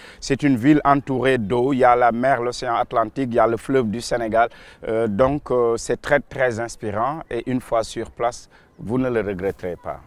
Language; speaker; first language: French; non-native, local second language; Wolof